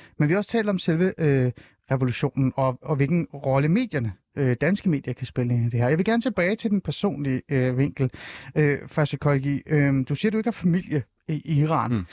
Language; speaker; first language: Danish; early bilingual, other home language; Persian